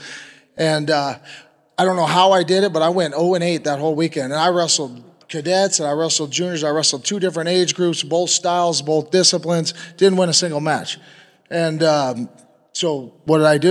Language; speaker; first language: English; native; English